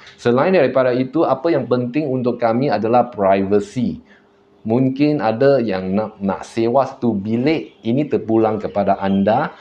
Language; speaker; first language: Malay; non-native, local second language; Chinese